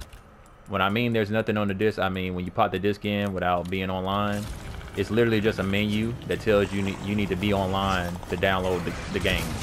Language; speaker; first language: English; native; English